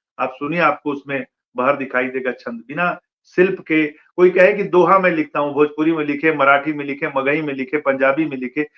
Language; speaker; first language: Hindi; non-native, local second language; Bhojpuri